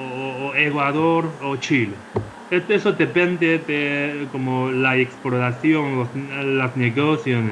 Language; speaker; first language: Spanish; non-native, fluent; Chinese